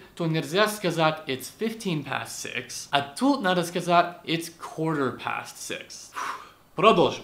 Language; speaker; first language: Russian; non-native, fluent; English